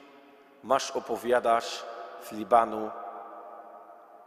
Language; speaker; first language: Polish; non-native, learner; Arabic